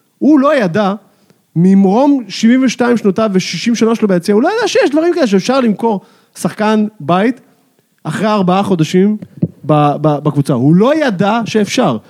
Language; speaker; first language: Hebrew; native; Hebrew